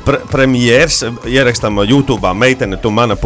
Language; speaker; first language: Latvian; native; Latvian